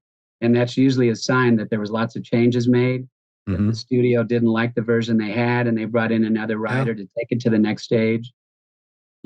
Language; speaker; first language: English; native; English